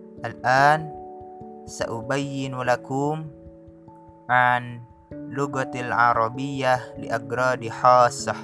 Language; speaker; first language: Arabic; non-native, learner; Indonesian